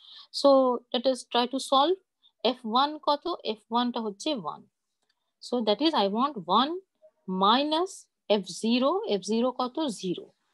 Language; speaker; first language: English; non-native, local second language; Bangla